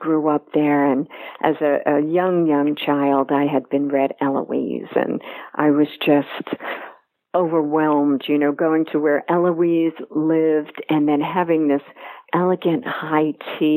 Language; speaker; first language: English; native; English